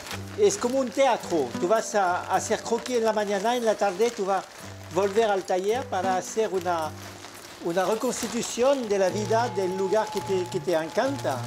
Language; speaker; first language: Spanish; non-native, fluent; French